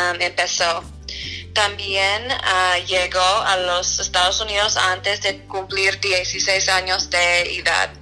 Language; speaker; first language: Spanish; non-native, fluent; English